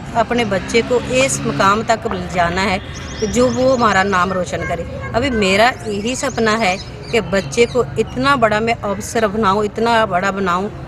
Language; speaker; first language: Hindi; non-native, local second language; Punjabi